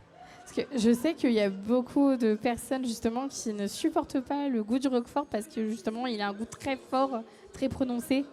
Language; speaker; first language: French; native; French